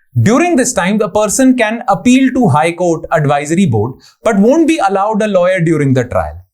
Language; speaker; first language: English; non-native, local second language; Punjabi